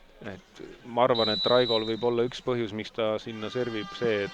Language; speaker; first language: Estonian; native; Estonian